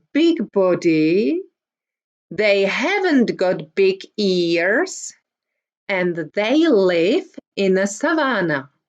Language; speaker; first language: English; non-native, fluent; Czech